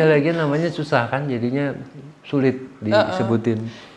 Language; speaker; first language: Indonesian; native; Indonesian